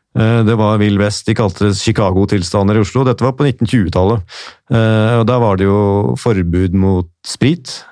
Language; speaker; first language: Norwegian; native; Norwegian